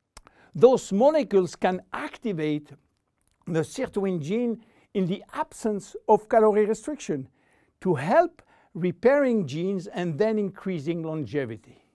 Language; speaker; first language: English; non-native, fluent; French